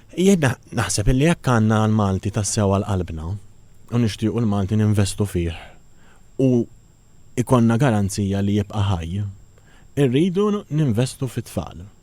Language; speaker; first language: Maltese; native; Maltese